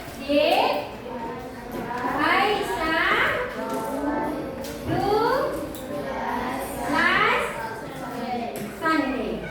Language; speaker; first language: English; non-native, learner; Indonesian